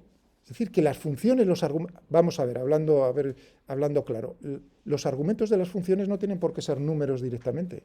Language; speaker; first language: Spanish; native; Spanish